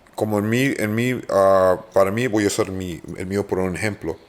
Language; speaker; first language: Spanish; early bilingual, heritage; Spanish